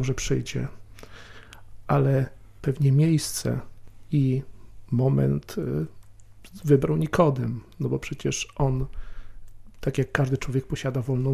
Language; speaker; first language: Polish; native; Polish